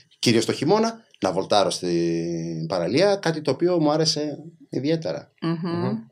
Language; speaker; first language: Greek; early bilingual, other home language; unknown